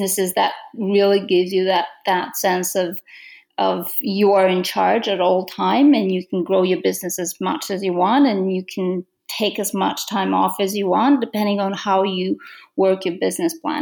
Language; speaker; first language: English; non-native, fluent; Romanian